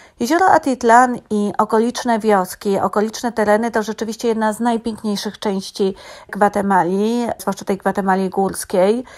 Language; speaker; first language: Polish; native; Polish